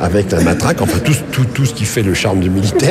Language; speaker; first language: French; native; French